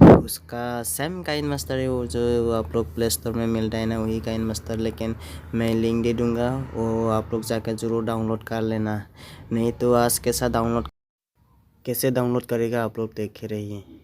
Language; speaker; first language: Hindi; non-native, local second language; Assamese